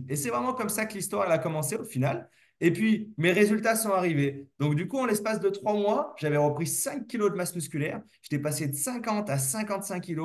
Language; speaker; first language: French; native; French